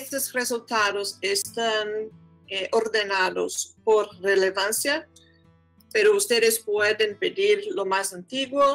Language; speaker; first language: Spanish; non-native, fluent; Portuguese